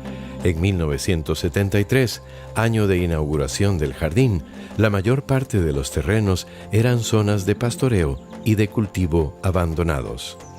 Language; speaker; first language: Spanish; native; Spanish